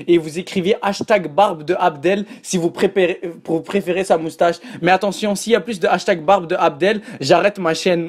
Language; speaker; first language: French; native; French